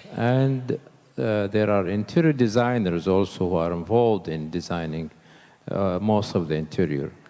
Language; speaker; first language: English; non-native, fluent; Arabic